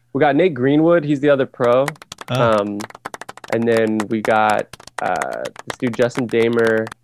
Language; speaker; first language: English; native; English